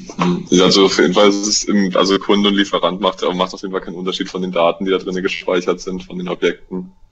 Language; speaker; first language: German; native; German